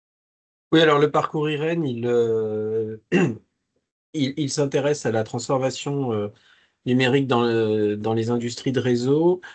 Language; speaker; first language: French; native; French